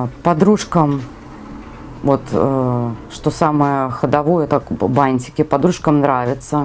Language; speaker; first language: Russian; native; Russian